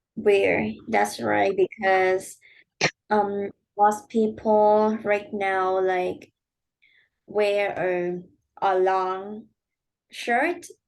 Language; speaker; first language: English; non-native, learner; Vietnamese